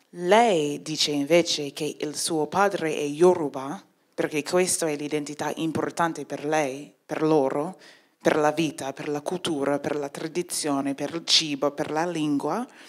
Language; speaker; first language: Italian; non-native, fluent; English